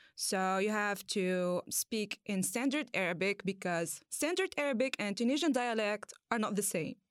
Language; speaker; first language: English; non-native, fluent; Arabic